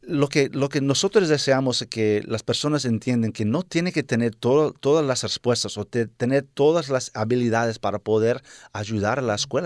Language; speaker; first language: Spanish; early bilingual, heritage; Spanish